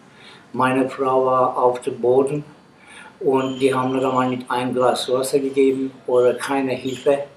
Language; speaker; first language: German; non-native, learner; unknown